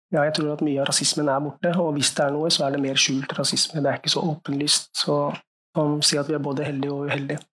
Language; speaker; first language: Norwegian; early bilingual, other home language; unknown